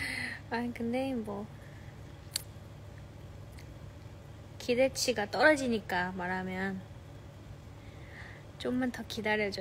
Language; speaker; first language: Korean; non-native, fluent; Chinese